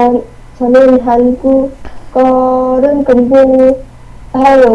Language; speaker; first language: Korean; non-native, learner; Vietnamese